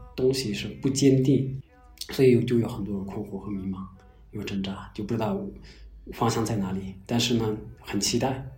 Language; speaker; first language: Chinese; non-native, local second language; Tibetan